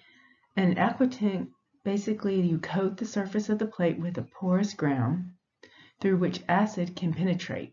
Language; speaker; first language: English; native; English